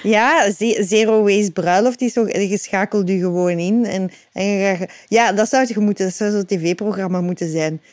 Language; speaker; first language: Dutch; native; Dutch